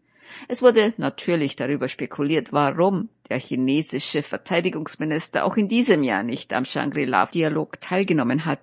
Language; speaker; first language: German; native; German